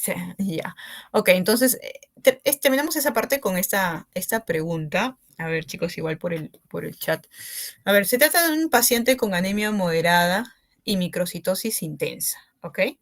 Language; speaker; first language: Spanish; native; Spanish